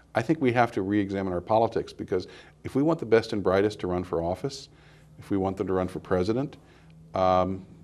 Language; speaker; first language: English; native; English